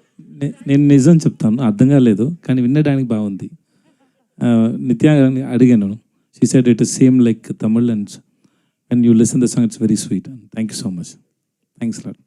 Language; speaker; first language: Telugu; non-native, learner; Tamil